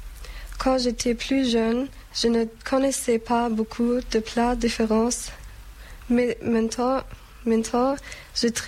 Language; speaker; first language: French; non-native, learner; German